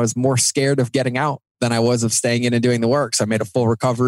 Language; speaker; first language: English; native; English